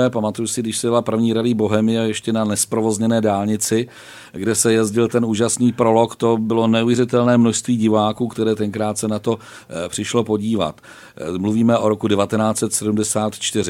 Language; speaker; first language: Czech; native; Czech